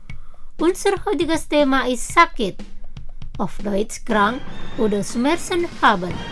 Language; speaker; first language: German; non-native, fluent; Indonesian